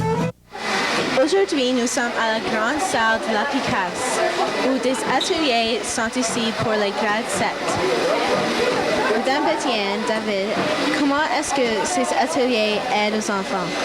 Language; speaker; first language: French; non-native, local second language; English